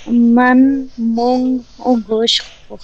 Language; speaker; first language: Persian; non-native, learner; Urdu